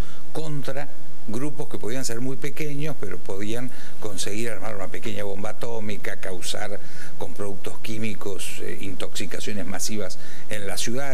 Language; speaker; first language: Spanish; native; Spanish